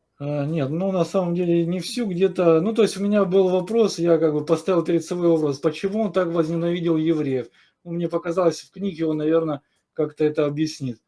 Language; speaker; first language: Russian; native; Russian